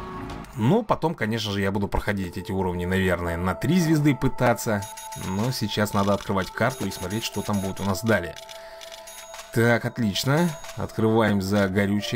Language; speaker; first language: Russian; native; Russian